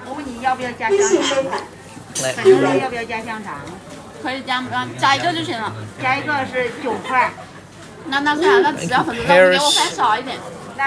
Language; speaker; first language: Chinese; native; Chinese